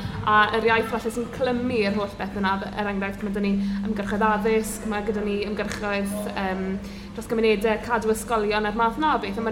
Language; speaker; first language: Welsh; native; Welsh